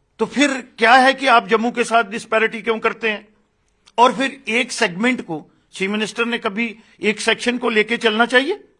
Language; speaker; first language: Hindi; non-native, local second language; Dogri